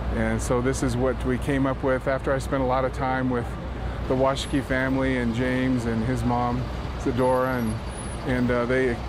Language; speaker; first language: English; native; English